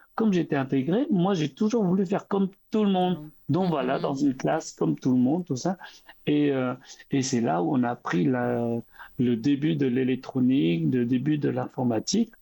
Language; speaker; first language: French; early bilingual, other home language; Khmer